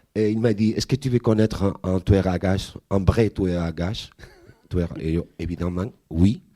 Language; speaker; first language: French; non-native, fluent; Spanish